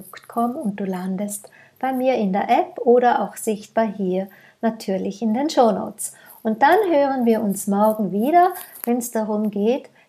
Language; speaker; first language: German; native; German